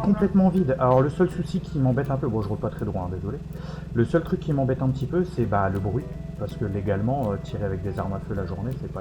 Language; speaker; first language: French; native; French